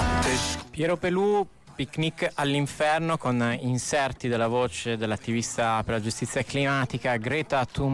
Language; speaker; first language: Italian; native; Italian